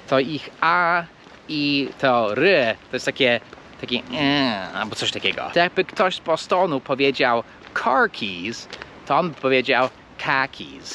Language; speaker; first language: Polish; non-native, fluent; English